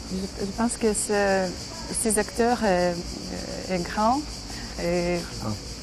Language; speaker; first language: French; non-native, learner; Ukrainian